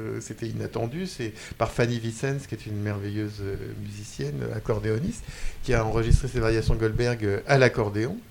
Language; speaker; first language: French; native; French